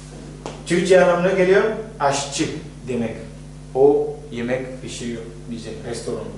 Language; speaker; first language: Turkish; non-native, fluent; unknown